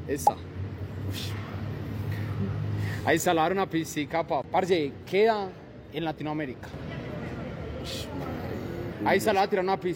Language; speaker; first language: Spanish; native; Spanish